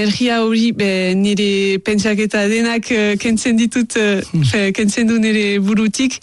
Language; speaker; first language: Basque; non-native, local second language; French